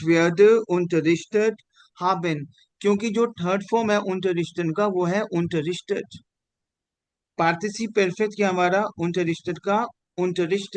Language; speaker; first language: German; non-native, fluent; Hindi